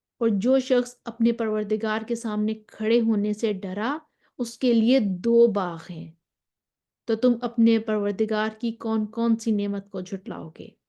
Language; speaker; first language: Urdu; native; Urdu